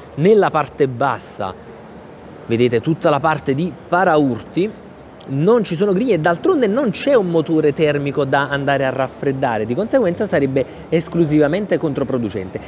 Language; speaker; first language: Italian; native; Italian